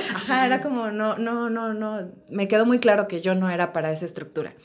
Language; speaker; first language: Spanish; native; Spanish